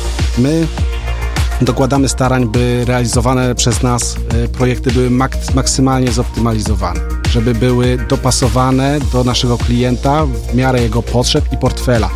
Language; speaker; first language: Polish; native; Polish